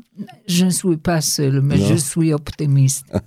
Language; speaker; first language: French; non-native, learner; Hebrew